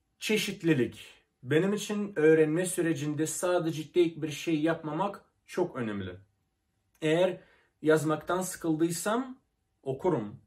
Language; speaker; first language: Turkish; non-native, fluent; Russian